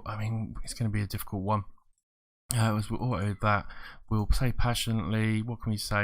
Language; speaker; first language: English; native; English